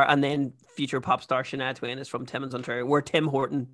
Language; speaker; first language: English; native; English